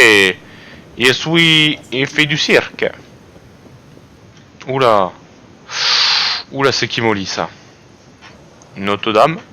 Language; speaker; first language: French; native; French